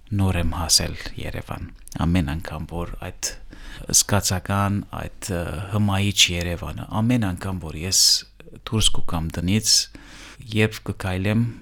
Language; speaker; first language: Armenian; early bilingual, heritage; Armenian